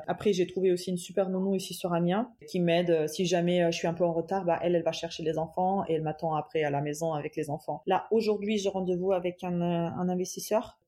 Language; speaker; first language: French; non-native, fluent; German